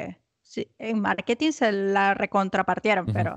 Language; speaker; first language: Spanish; native; Spanish